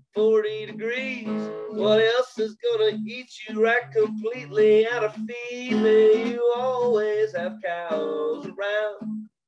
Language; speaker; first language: English; native; English